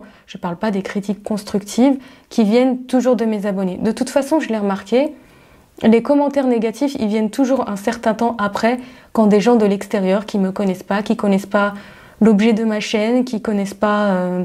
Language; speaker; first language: French; native; French